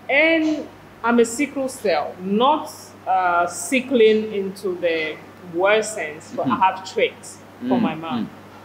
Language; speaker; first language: English; non-native, fluent; French